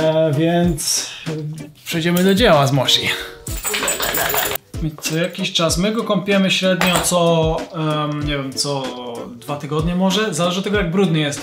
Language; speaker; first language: Polish; native; Polish